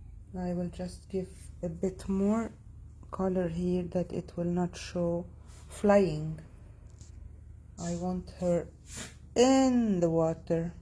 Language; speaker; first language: English; non-native, fluent; Arabic